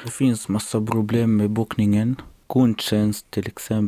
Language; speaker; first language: Swedish; non-native, learner; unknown